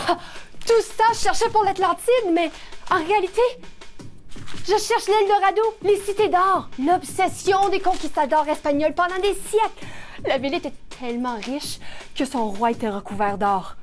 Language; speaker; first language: French; native; French